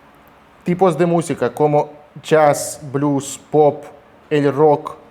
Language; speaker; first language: Spanish; non-native, fluent; Russian